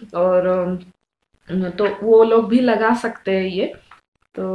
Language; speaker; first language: Hindi; non-native, local second language; Odia